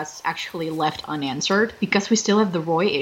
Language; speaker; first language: English; non-native, fluent; Dutch